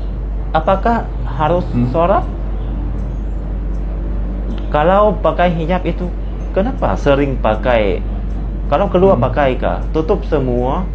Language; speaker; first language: Indonesian; non-native, fluent; Lao